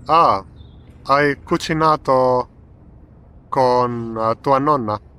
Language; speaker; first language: Italian; non-native, learner; Finnish